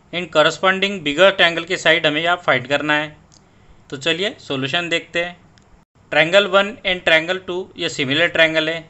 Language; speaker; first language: Hindi; non-native, local second language; Marathi